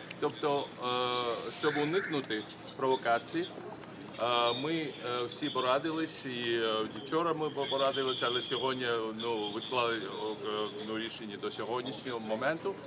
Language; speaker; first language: Ukrainian; non-native, fluent; Georgian